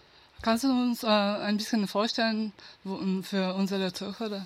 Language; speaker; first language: German; non-native, learner; Slovenian